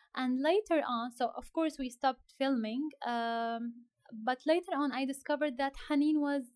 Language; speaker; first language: English; non-native, fluent; Arabic